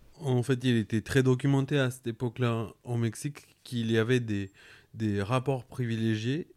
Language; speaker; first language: French; non-native, fluent; Spanish